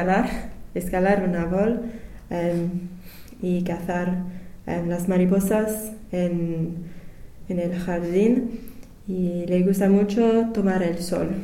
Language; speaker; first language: Spanish; non-native, learner; English